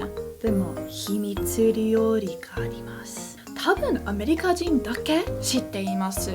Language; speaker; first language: Japanese; non-native, learner; English